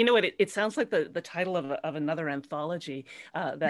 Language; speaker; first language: English; native; English